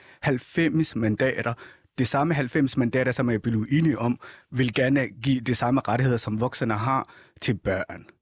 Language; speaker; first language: Danish; non-native, fluent; Somali